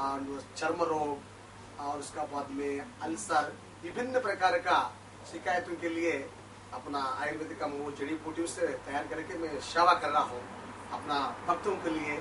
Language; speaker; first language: Hindi; non-native, local second language; Telugu